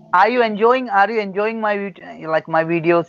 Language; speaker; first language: English; non-native, fluent; Gujarati